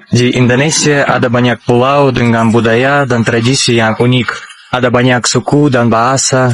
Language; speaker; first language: Indonesian; non-native, learner; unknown